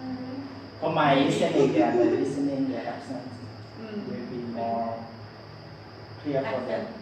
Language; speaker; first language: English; non-native, learner; Lao